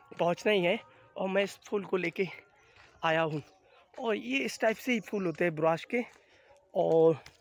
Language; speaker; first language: Hindi; non-native, local second language; Bangla